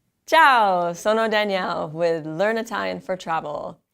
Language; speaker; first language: Italian; non-native, fluent; English